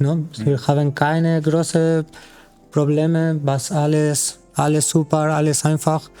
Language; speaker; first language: German; non-native, learner; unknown